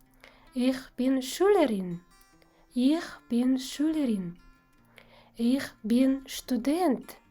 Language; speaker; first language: German; non-native, fluent; Kazakh